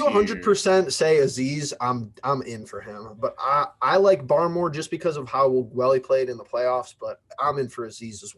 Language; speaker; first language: English; native; English